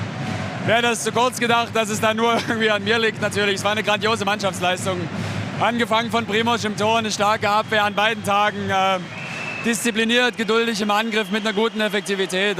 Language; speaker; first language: German; native; German